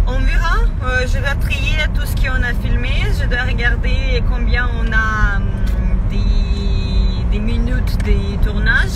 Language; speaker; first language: French; non-native, fluent; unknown